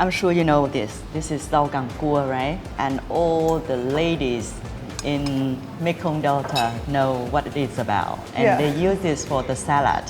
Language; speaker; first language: English; non-native, fluent; Vietnamese